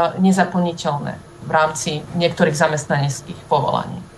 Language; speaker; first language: Slovak; native; Slovak